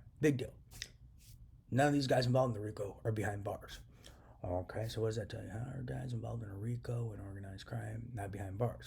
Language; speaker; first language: English; native; English